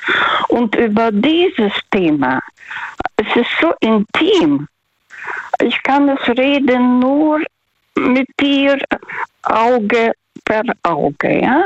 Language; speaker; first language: German; non-native, learner; Russian